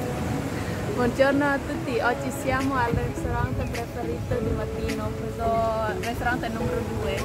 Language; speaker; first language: Italian; non-native, learner; Thai